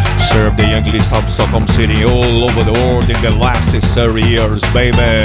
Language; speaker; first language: English; non-native, fluent; Portuguese